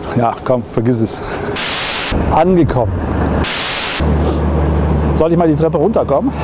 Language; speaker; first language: German; native; German